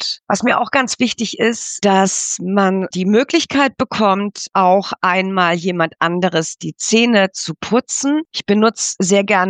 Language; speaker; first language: German; native; German